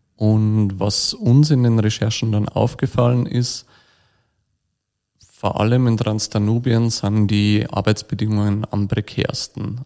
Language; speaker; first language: German; native; German